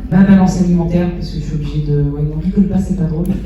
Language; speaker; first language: French; native; French